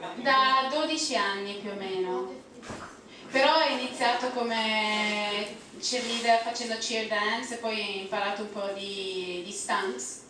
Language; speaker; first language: Italian; non-native, fluent; English